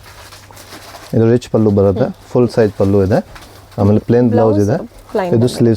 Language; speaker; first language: Kannada; non-native, local second language; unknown